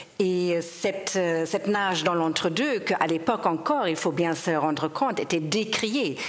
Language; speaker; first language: French; non-native, fluent; German